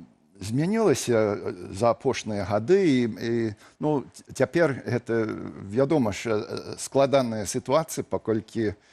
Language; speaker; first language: Belarusian; non-native, fluent; English